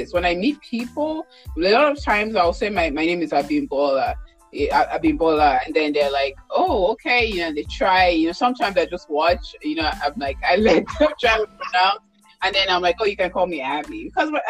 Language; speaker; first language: English; non-native, local second language; Yoruba